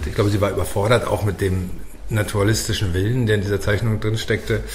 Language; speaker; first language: German; native; German